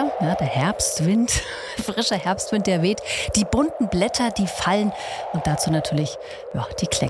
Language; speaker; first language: German; native; German